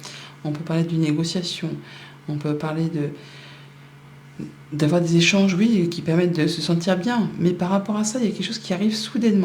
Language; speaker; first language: French; native; French